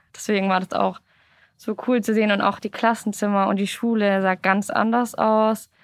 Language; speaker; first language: German; native; German